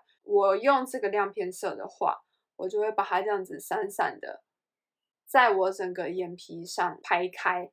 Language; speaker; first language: Chinese; native; Chinese